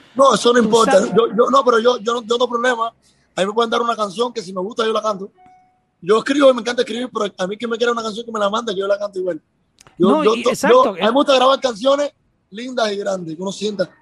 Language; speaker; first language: Spanish; native; Spanish